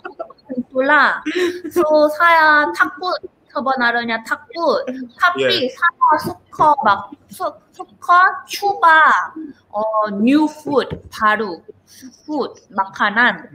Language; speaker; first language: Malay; non-native, learner; Korean